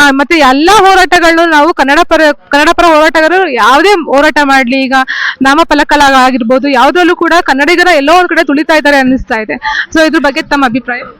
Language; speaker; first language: Kannada; native; Kannada